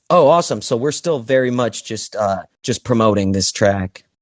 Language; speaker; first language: English; native; English